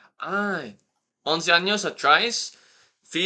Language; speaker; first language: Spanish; non-native, learner; English